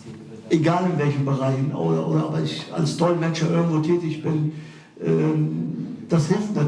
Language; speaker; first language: German; early bilingual, other home language; Kurdish